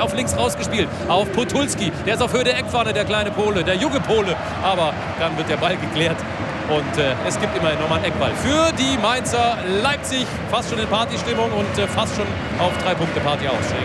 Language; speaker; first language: German; native; German